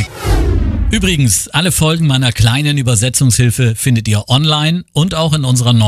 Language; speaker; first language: German; native; German